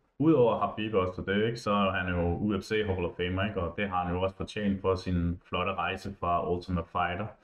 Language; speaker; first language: Danish; native; Danish